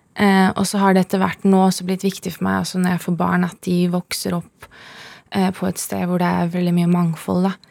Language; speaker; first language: Norwegian; early bilingual, other home language; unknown